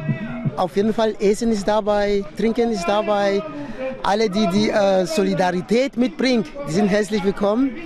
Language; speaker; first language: German; non-native, fluent; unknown